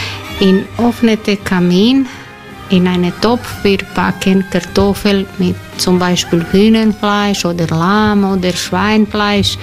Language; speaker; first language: German; non-native, learner; Croatian